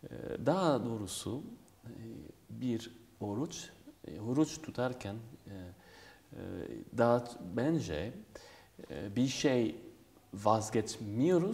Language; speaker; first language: Turkish; non-native, fluent; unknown